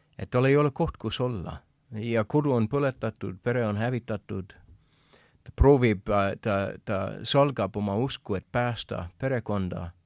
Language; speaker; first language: Estonian; non-native, fluent; English